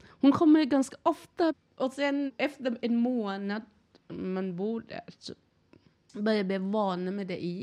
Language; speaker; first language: Swedish; non-native, learner; Thai